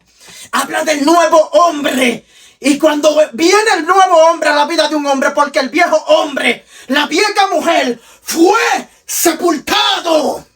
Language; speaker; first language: Spanish; native; Spanish